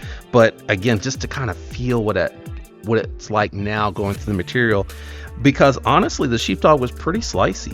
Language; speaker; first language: English; native; English